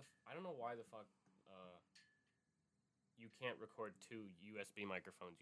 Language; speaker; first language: English; native; English